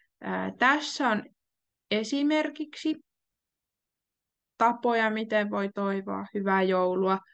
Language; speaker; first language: Finnish; native; Finnish